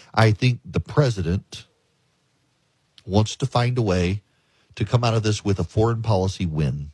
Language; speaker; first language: English; native; English